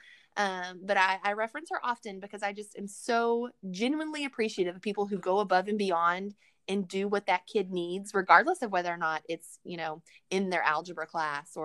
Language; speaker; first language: English; native; English